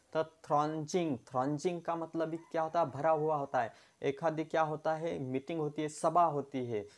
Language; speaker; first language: Hindi; non-native, local second language; Marathi